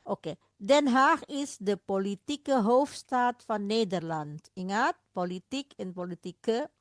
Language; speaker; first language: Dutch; non-native, fluent; Indonesian